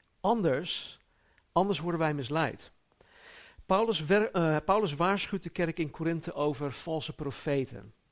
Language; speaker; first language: Dutch; native; Dutch